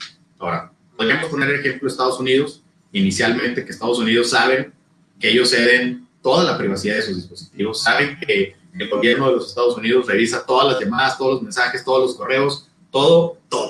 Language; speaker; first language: Spanish; native; Spanish